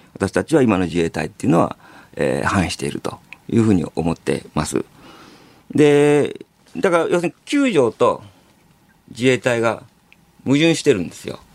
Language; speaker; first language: Japanese; native; Japanese